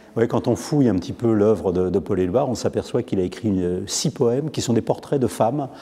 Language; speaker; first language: French; native; French